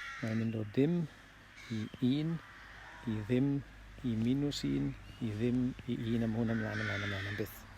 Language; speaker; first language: Welsh; native; Welsh